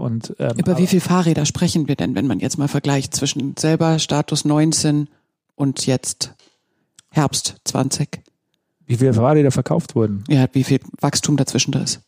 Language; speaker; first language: German; native; German